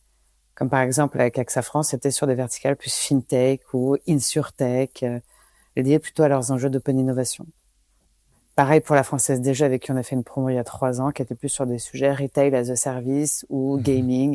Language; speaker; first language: French; native; French